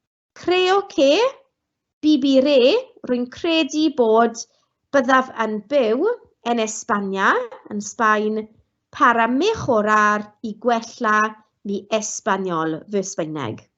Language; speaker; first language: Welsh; non-native, local second language; English